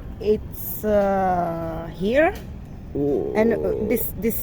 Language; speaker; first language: English; non-native, fluent; Czech